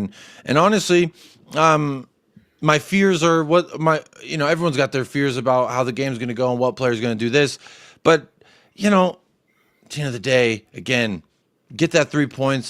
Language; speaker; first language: English; native; English